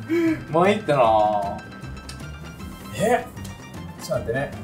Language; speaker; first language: Japanese; native; Japanese